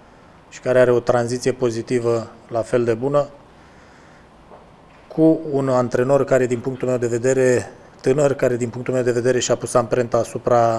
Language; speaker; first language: Romanian; native; Romanian